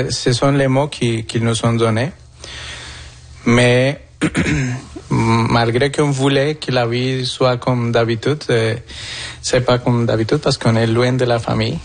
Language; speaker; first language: French; non-native, fluent; Spanish